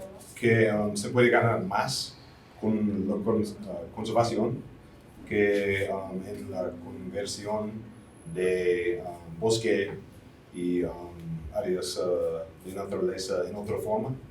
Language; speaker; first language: Spanish; non-native, fluent; English